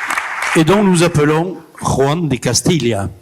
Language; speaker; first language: French; native; French